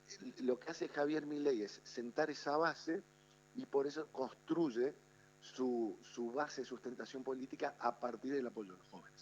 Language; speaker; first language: Spanish; native; Spanish